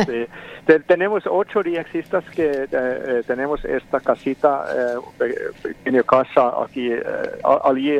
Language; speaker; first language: Spanish; non-native, fluent; Finnish